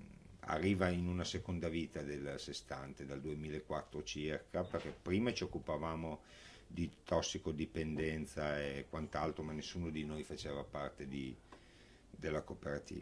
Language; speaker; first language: Italian; native; Italian